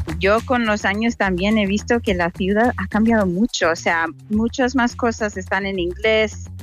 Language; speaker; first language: Spanish; non-native, fluent; English